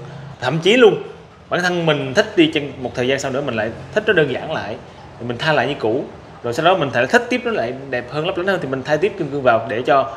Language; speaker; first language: Vietnamese; native; Vietnamese